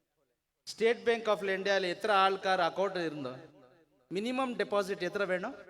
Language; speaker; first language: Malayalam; non-native, learner; Urdu